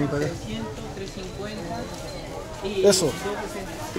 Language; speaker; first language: Spanish; non-native, learner; English